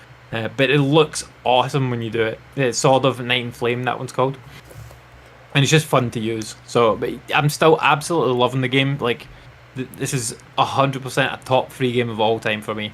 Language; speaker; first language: English; native; English